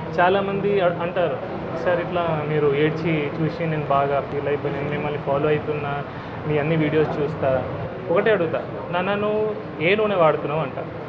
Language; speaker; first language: Telugu; non-native, local second language; Hindi